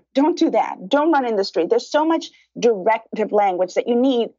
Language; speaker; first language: English; early bilingual, other home language; Spanish